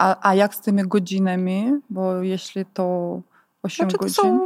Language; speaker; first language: Polish; non-native, fluent; Ukrainian